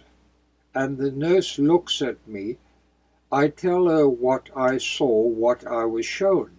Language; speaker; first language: English; native; English